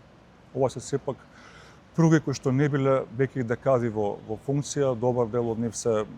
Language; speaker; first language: Macedonian; native; Macedonian